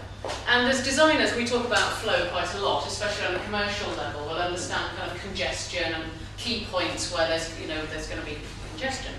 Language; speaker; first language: English; native; English